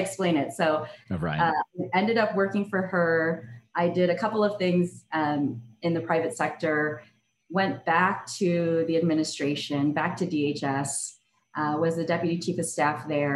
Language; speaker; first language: English; native; English